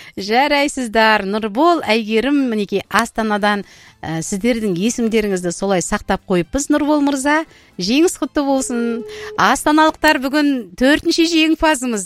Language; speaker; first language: Kazakh; native; Kazakh